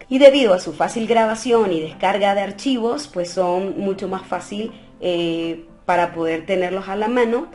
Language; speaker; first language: Spanish; native; Spanish